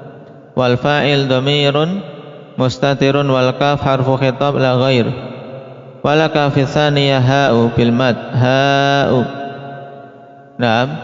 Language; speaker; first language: Arabic; non-native, fluent; Indonesian